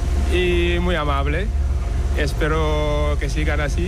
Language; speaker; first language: Spanish; non-native, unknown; Wolof